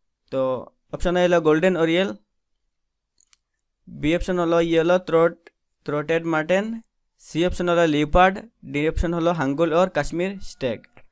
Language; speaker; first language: English; non-native, local second language; Bangla